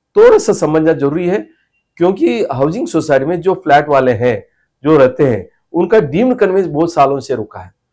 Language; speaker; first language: Hindi; non-native, local second language; Marathi